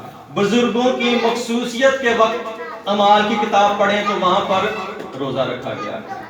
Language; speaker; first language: Urdu; native; Urdu